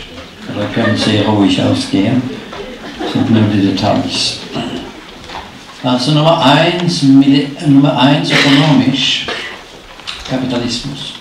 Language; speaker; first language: German; non-native, fluent; Norwegian